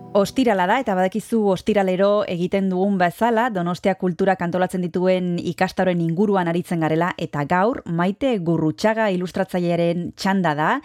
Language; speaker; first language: Basque; native; Basque